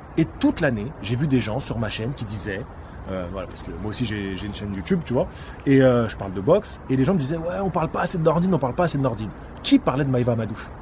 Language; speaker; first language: French; native; French